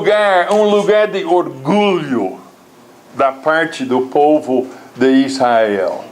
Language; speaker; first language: Portuguese; non-native, fluent; English